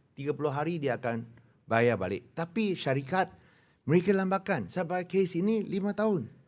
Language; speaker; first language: Malay; non-native, local second language; Chinese